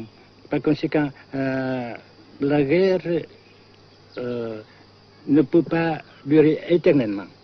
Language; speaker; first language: French; non-native, local second language; Vietnamese